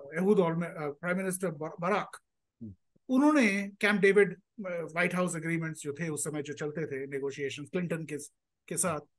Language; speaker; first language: Hindi; native; Hindi